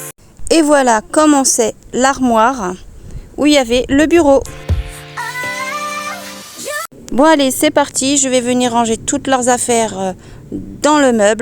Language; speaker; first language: French; native; French